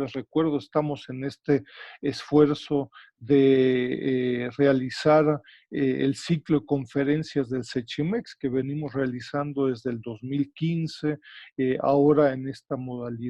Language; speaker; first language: Spanish; native; Spanish